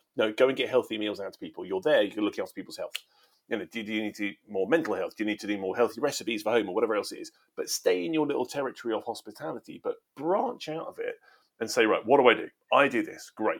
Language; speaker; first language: English; native; English